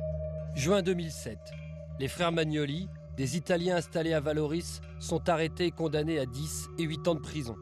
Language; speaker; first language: French; native; French